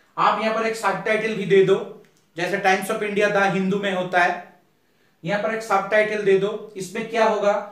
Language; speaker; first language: Hindi; non-native, local second language; Bangla